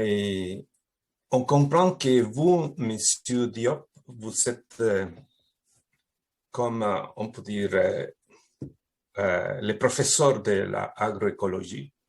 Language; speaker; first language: French; non-native, fluent; Spanish